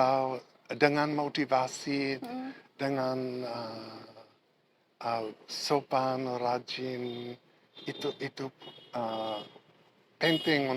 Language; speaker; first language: Indonesian; non-native, learner; English